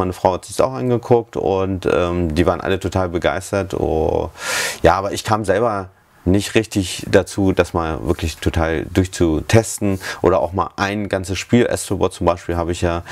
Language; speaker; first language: German; native; German